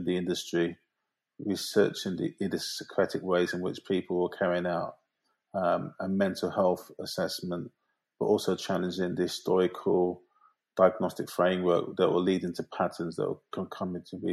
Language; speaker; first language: English; native; English